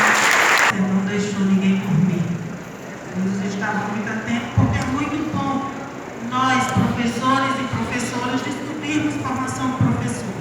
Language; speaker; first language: Portuguese; native; Portuguese